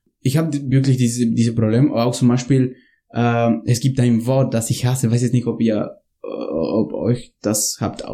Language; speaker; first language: German; non-native, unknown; Spanish